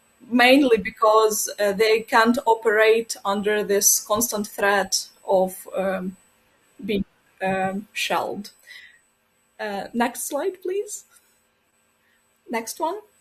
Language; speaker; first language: English; non-native, fluent; Ukrainian